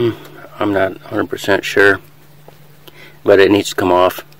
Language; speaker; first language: English; native; English